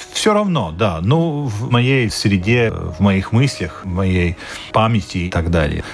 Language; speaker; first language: Russian; non-native, local second language; Latvian